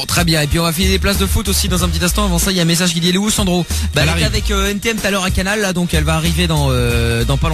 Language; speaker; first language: French; native; French